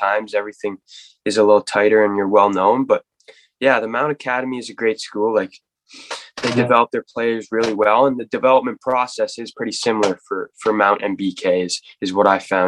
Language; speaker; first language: English; native; English